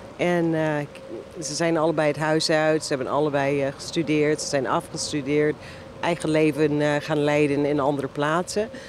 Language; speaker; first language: Dutch; non-native, fluent; English